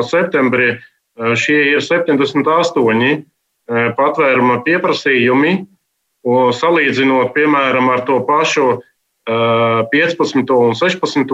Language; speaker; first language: Latvian; non-native, local second language; Russian